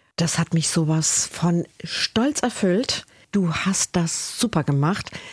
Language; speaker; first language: German; early bilingual, other home language; Spanish